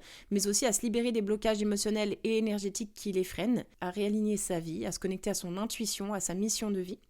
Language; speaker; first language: French; native; French